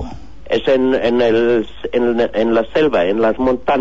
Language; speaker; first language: Spanish; non-native, learner; German